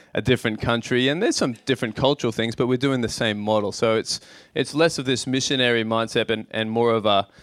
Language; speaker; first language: English; native; English